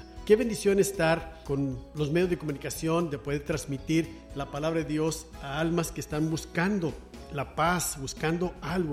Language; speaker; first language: Spanish; native; Spanish